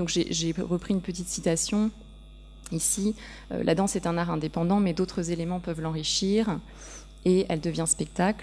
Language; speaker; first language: French; native; French